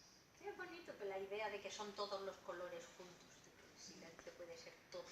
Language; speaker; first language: Spanish; native; Spanish